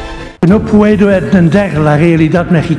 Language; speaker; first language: Spanish; non-native, fluent; Dutch